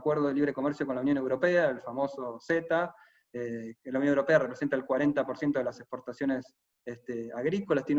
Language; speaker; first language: Spanish; native; Spanish